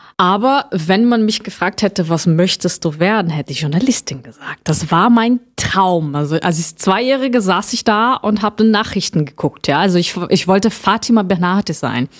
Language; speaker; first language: German; non-native, fluent; Portuguese